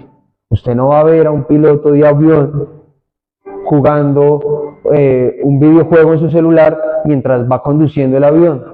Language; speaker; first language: Spanish; native; Spanish